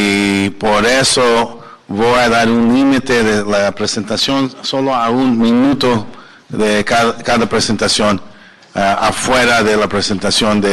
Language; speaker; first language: Spanish; early bilingual, heritage; English